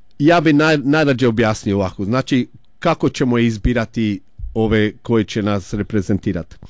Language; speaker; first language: Croatian; early bilingual, heritage; Croatian